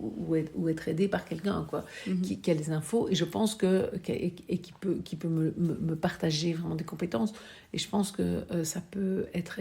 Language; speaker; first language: French; native; French